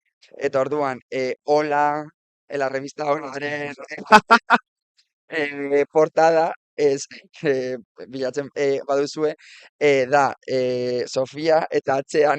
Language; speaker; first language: Basque; non-native, local second language; Spanish